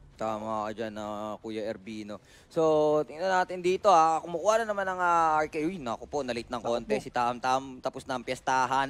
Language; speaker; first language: Filipino; native; Filipino